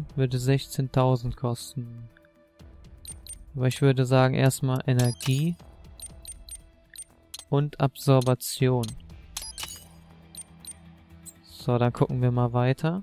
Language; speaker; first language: German; native; German